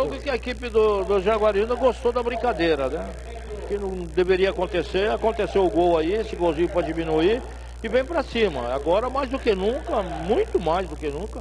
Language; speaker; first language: Portuguese; native; Portuguese